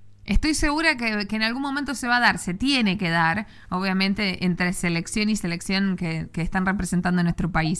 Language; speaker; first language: Spanish; native; Spanish